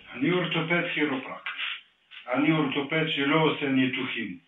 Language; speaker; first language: Hebrew; non-native, fluent; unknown